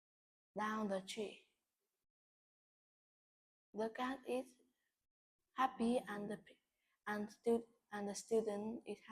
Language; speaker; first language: English; non-native, learner; Vietnamese